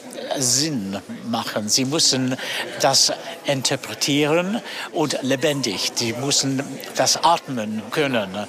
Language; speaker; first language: German; non-native, fluent; English